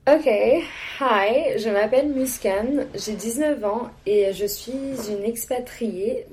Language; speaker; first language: French; non-native, fluent; English